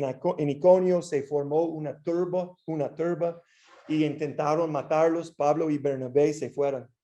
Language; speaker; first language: Spanish; non-native, fluent; English